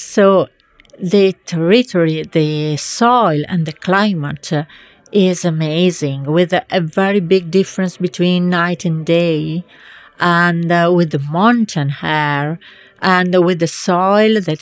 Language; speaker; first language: English; non-native, fluent; Italian